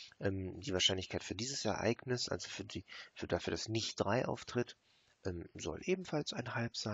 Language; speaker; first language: German; native; German